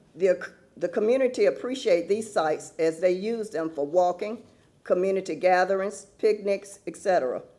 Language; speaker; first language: English; native; English